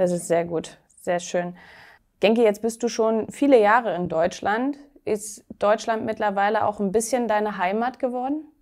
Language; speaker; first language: German; native; German